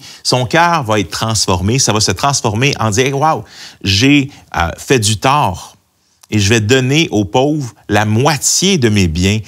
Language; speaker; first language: French; native; French